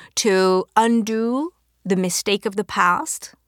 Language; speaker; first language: English; non-native, fluent; French